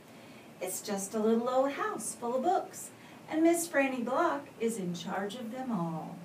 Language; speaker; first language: English; native; English